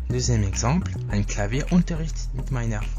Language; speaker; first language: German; non-native, fluent; French